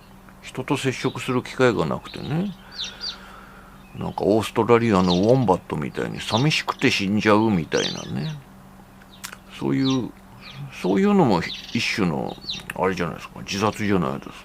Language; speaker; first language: Japanese; native; Japanese